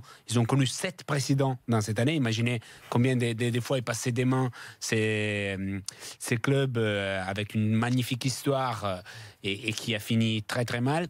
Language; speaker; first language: French; non-native, fluent; Italian